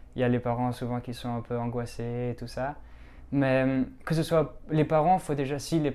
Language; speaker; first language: French; native; French